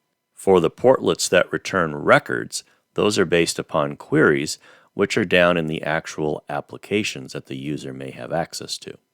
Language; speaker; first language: English; native; English